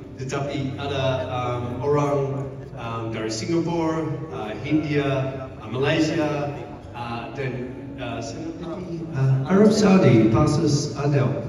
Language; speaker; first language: Indonesian; non-native, learner; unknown